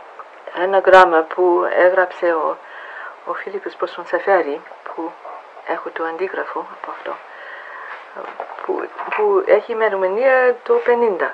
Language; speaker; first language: Greek; non-native, fluent; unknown